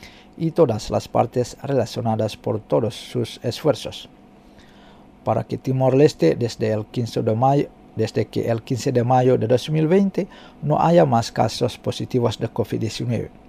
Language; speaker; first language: Spanish; non-native, fluent; Indonesian